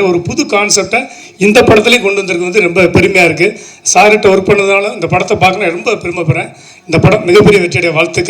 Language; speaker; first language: Tamil; native; Tamil